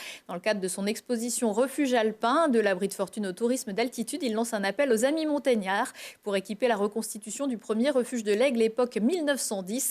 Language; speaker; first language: French; native; French